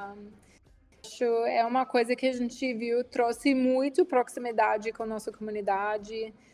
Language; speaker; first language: Portuguese; non-native, fluent; English